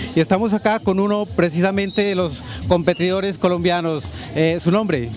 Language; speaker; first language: Spanish; native; Spanish